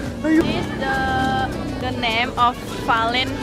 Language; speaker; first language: English; non-native, learner; Indonesian